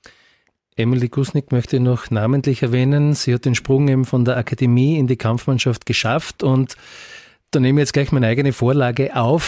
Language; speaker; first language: German; native; German